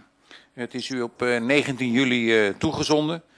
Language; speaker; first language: Dutch; native; Dutch